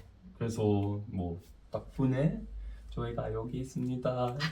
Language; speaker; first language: Korean; non-native, fluent; English